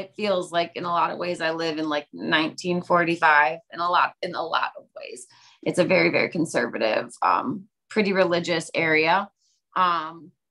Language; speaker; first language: English; native; English